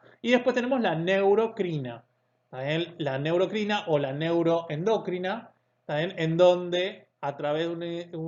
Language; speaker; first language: Spanish; native; Spanish